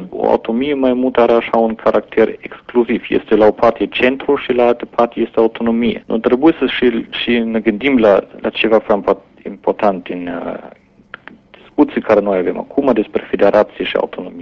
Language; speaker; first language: Romanian; non-native, fluent; German